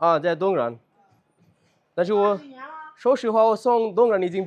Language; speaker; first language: Chinese; non-native, learner; Bangla